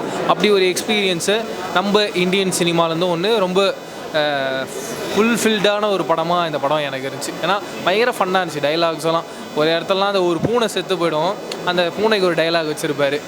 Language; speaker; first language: Tamil; native; Tamil